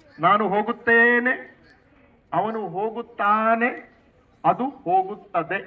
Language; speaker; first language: Kannada; non-native, local second language; Tulu